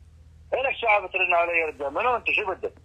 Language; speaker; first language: Arabic; native; Arabic